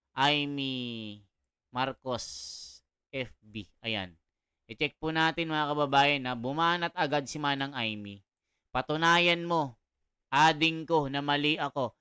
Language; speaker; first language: Filipino; native; Filipino